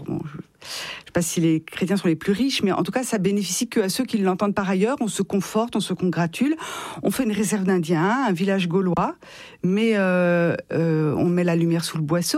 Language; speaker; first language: French; native; French